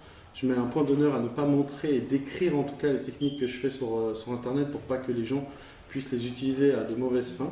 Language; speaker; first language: French; native; French